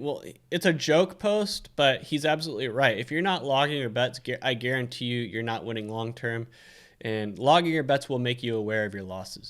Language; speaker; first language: English; native; English